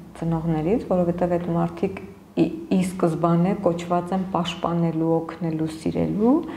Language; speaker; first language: Armenian; native; Armenian